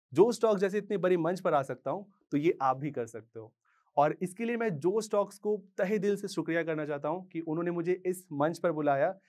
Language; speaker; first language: Hindi; native; Hindi